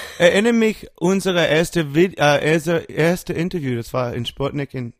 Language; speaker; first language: German; non-native, learner; English